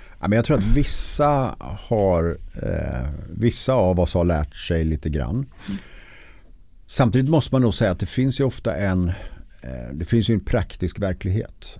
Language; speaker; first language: Swedish; native; Swedish